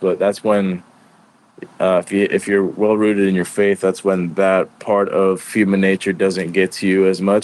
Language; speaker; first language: English; native; English